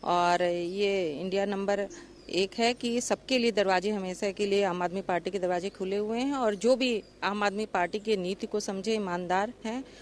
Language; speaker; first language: Hindi; native; Hindi